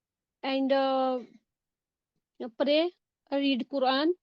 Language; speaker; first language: English; non-native, learner; Urdu